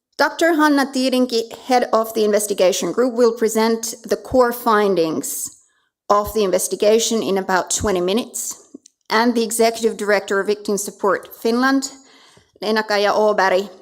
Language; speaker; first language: English; non-native, fluent; Finnish